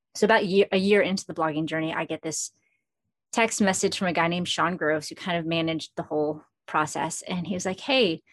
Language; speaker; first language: English; early bilingual, other home language; Filipino